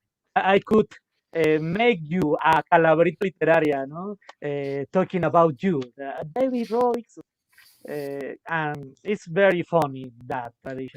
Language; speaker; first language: English; non-native, local second language; Spanish